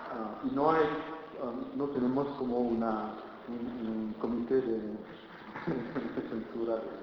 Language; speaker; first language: Spanish; non-native, fluent; French